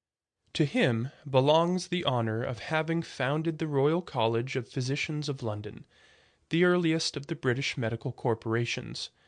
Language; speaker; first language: English; native; English